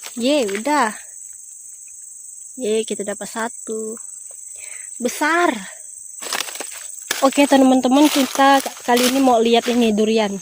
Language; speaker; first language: Indonesian; native; Indonesian